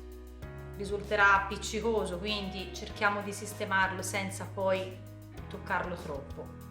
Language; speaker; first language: Italian; native; Italian